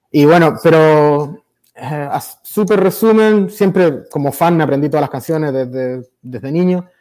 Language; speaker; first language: Spanish; native; Spanish